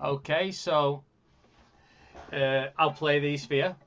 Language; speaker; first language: English; native; English